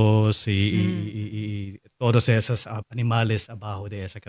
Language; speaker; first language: Spanish; non-native, fluent; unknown